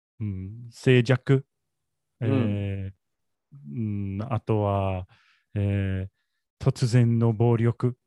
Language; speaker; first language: Japanese; non-native, learner; English